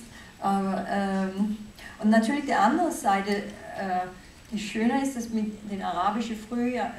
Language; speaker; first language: German; non-native, fluent; Danish